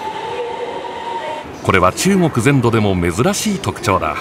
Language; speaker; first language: Japanese; native; Japanese